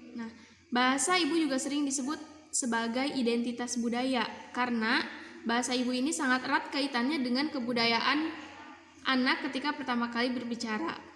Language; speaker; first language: Indonesian; non-native, local second language; Sundanese